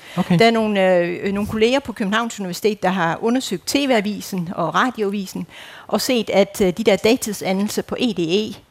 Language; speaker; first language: Danish; non-native, fluent; Dutch